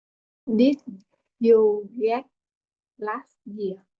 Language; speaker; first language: English; non-native, learner; Vietnamese